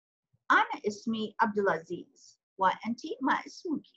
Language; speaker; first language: Arabic; non-native, fluent; English